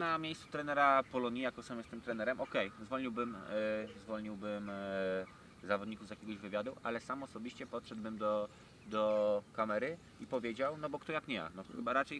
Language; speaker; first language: Polish; native; Polish